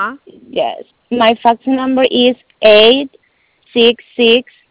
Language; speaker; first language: English; non-native, learner; Spanish